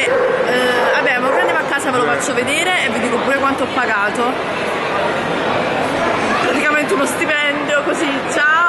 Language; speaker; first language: Italian; native; Italian